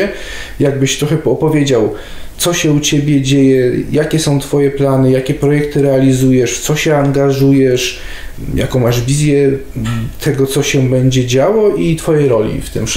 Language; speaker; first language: Polish; native; Polish